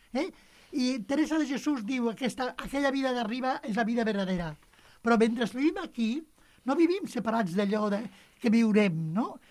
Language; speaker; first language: Catalan; native; Catalan